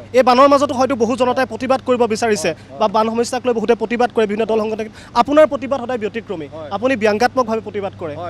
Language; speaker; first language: Assamese; native; Assamese